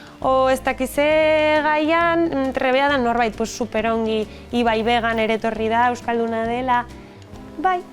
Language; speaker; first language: Basque; non-native, local second language; Spanish